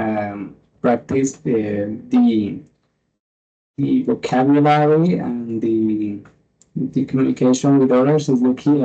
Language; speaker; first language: English; non-native, fluent; Spanish